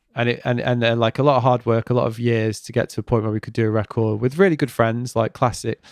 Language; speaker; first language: English; native; English